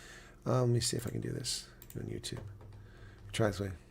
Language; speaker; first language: English; native; English